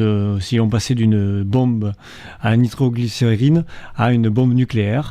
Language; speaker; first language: French; native; French